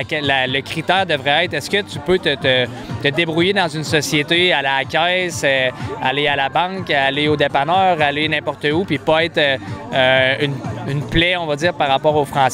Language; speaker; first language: French; native; French